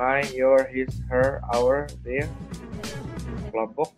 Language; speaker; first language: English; non-native, fluent; Indonesian